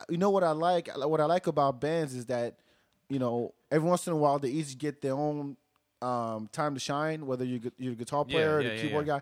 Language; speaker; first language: English; non-native, fluent; Wolof